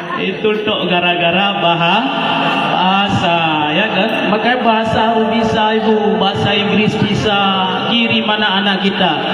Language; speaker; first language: Malay; non-native, local second language; Achinese